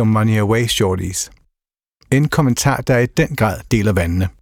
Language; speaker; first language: Danish; native; Danish